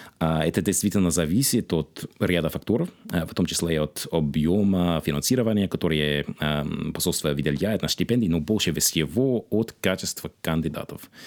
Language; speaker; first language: Russian; non-native, fluent; English